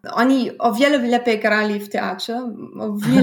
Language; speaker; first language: Polish; non-native, learner; German